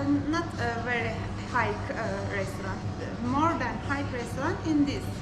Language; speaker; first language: English; non-native, learner; Turkish